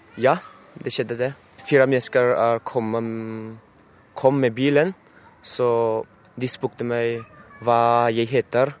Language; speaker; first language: Norwegian; non-native, learner; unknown